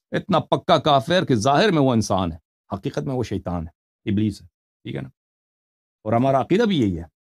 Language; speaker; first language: Urdu; non-native, fluent; Persian